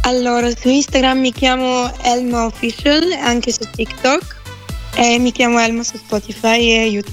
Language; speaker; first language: Italian; non-native, fluent; Bulgarian